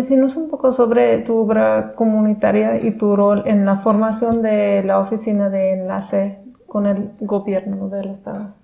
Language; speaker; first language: Spanish; non-native, fluent; English